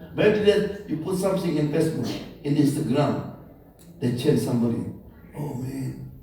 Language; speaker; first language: English; non-native, learner; Indonesian